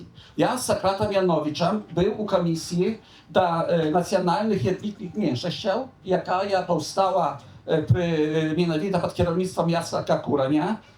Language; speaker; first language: Polish; non-native, local second language; Belarusian